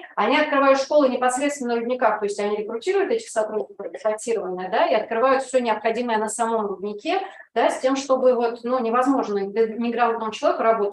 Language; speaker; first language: Russian; native; Russian